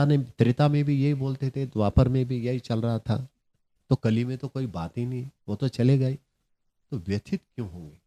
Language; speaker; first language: Hindi; non-native, local second language; Marathi